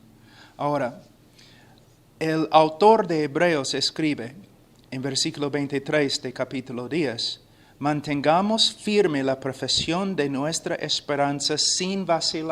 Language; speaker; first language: Spanish; non-native, fluent; English